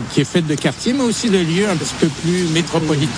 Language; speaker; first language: French; native; French